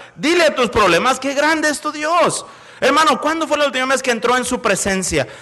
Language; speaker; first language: Spanish; native; Spanish